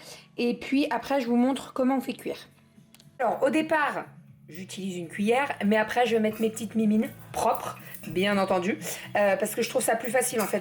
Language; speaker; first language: French; native; French